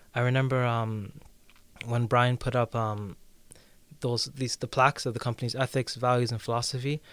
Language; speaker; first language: English; native; English